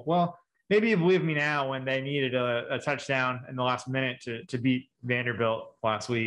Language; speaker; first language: English; native; English